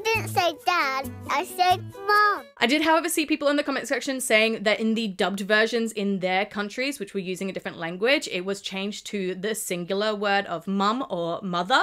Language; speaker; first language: English; native; English